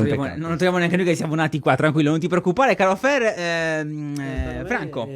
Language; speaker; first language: Italian; native; Italian